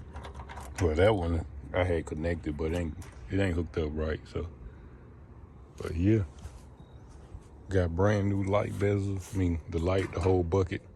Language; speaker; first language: English; native; English